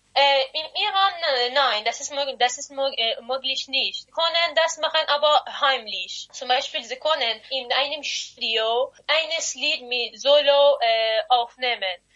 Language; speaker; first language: German; non-native, learner; Persian